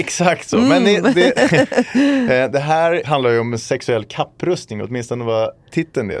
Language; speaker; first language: Swedish; native; Swedish